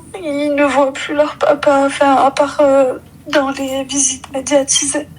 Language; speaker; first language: French; early bilingual, other home language; Arabic